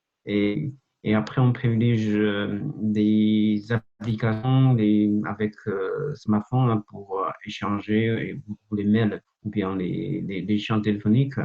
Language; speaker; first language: French; non-native, fluent; Chinese